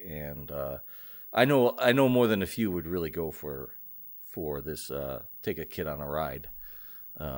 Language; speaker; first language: English; native; English